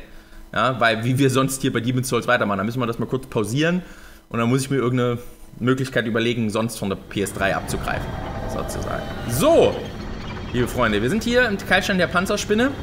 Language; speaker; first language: German; native; German